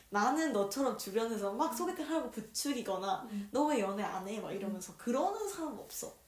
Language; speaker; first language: Korean; native; Korean